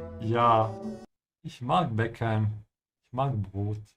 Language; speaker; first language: German; non-native, fluent; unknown